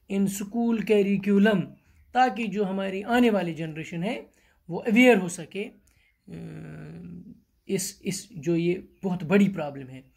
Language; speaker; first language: Hindi; non-native, local second language; Kashmiri